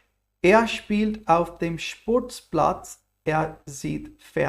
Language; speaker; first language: German; non-native, fluent; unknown